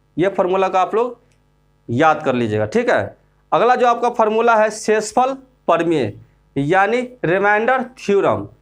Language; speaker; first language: Hindi; native; Hindi